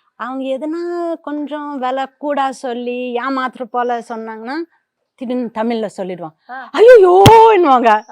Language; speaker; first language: Tamil; non-native, local second language; French